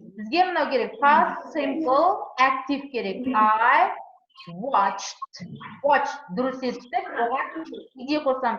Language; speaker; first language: Kazakh; non-native, local second language; Uzbek